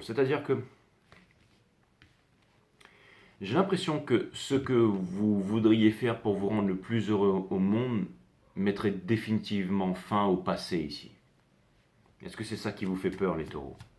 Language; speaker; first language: French; native; French